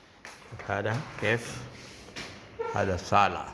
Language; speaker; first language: Arabic; non-native, learner; Urdu